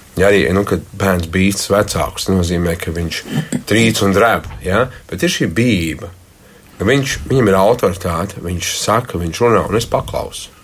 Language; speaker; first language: Latvian; native; Latvian